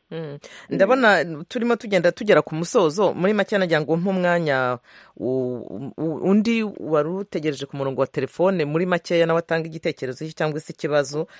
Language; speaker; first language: Kinyarwanda; native; Kinyarwanda